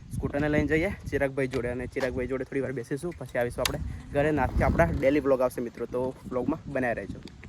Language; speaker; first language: Gujarati; native; Gujarati